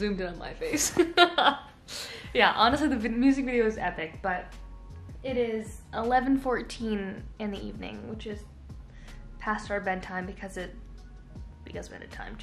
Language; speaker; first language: English; native; English